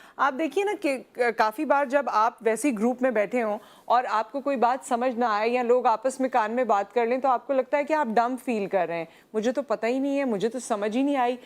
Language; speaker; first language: Urdu; native; Urdu